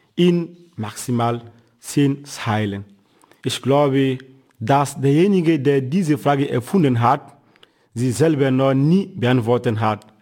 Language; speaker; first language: German; non-native, fluent; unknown